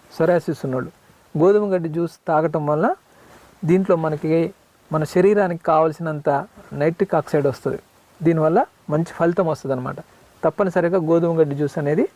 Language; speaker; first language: Telugu; non-native, local second language; Koya